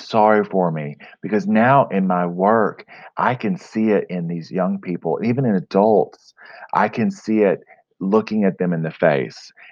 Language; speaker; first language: English; native; English